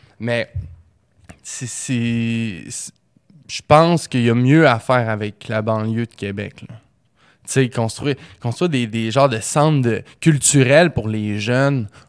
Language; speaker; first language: French; native; French